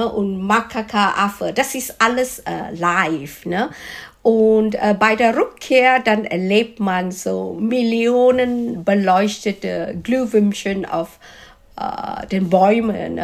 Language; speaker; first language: German; non-native, fluent; Malay